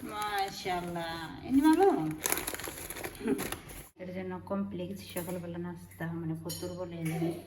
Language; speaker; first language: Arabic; non-native, learner; Bangla